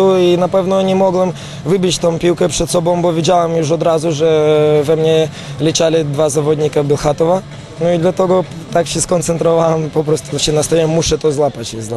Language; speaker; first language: Polish; non-native, fluent; Romanian